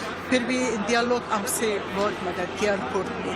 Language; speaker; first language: Hindi; non-native, learner; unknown